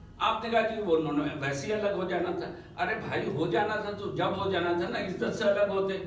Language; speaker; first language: Urdu; native; Urdu